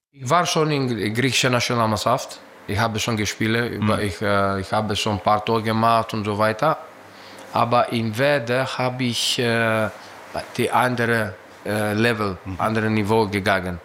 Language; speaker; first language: German; non-native, learner; Greek